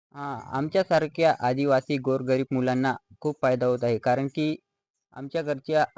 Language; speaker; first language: Marathi; non-native, local second language; Bhili